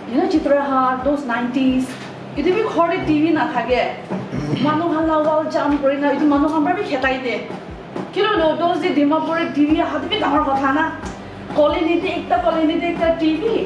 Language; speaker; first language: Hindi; non-native, learner; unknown